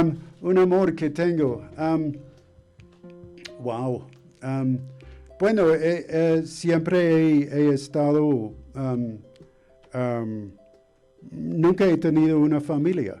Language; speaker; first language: Spanish; non-native, fluent; English